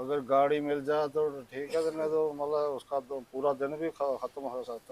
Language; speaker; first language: Hindi; non-native, local second language; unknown